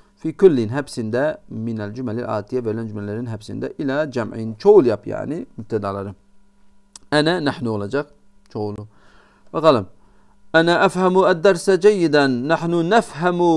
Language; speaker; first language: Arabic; non-native, fluent; Turkish